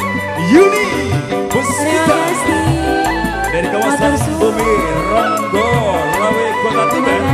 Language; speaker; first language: Indonesian; native; Indonesian